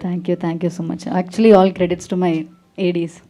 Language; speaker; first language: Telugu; non-native, learner; Malayalam